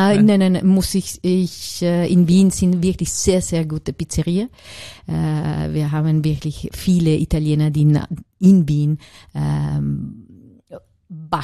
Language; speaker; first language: German; non-native, learner; Italian